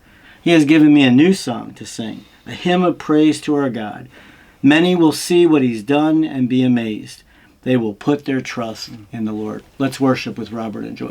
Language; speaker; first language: English; native; English